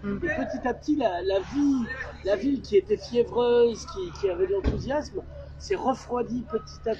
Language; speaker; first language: French; native; French